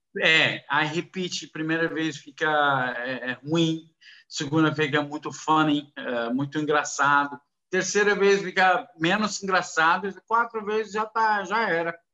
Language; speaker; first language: Portuguese; non-native, learner; Arabic